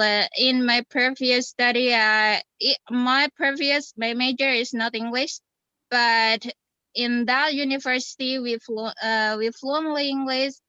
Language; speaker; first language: English; non-native, fluent; Indonesian